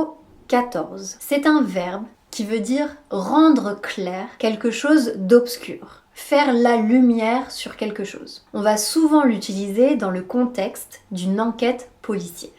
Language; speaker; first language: French; native; French